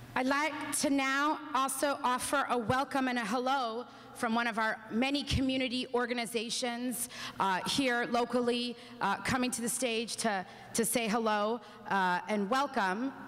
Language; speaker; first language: English; native; English